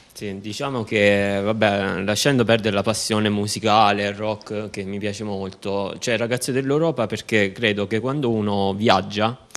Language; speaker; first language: Italian; native; Italian